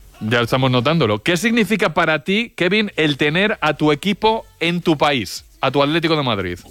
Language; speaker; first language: Spanish; native; Spanish